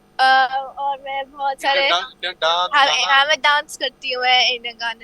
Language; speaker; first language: Hindi; early bilingual, heritage; Hindi